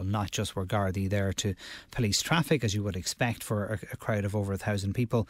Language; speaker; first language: English; native; English